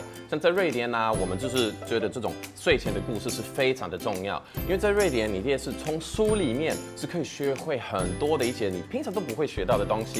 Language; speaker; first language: Chinese; non-native, fluent; Swedish